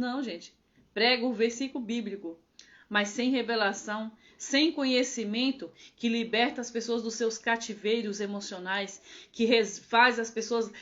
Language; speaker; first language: Portuguese; native; Portuguese